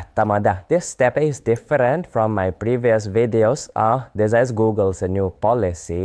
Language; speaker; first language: English; non-native, learner; Vietnamese